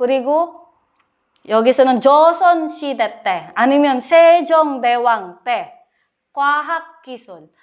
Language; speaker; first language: Korean; non-native, fluent; Filipino